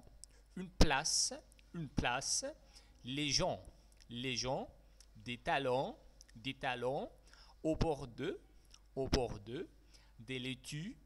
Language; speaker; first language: French; non-native, fluent; Arabic